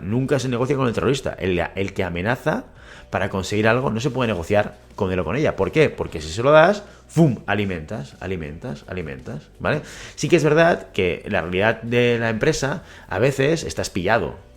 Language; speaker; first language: Spanish; native; Spanish